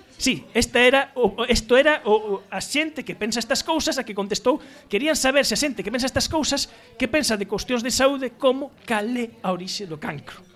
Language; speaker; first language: Galician; native; Galician